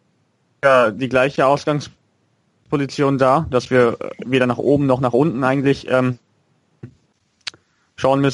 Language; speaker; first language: German; native; German